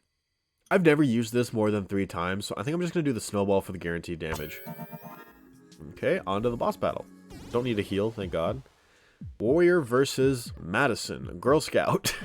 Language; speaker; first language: English; native; English